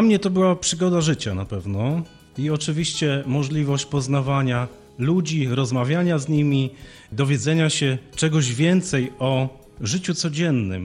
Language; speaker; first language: Polish; native; Polish